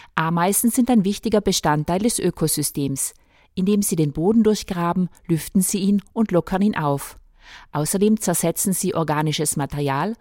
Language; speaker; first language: German; native; German